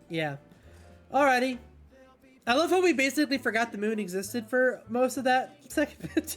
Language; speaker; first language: English; native; English